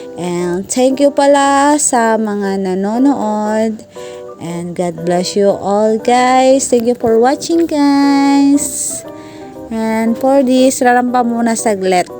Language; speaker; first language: Filipino; non-native, local second language; Cebuano